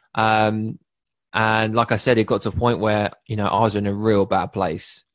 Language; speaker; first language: English; native; English